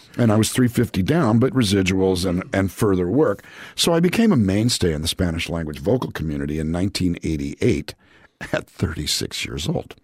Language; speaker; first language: English; native; English